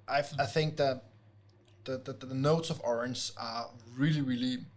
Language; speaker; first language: English; non-native, fluent; Danish